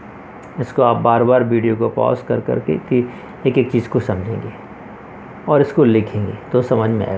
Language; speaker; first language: Hindi; native; Hindi